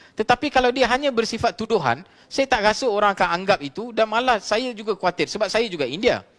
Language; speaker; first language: Malay; non-native, local second language; Tamil